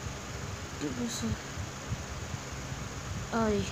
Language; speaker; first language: Spanish; early bilingual, heritage; English